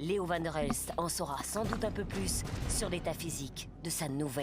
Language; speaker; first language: French; native; French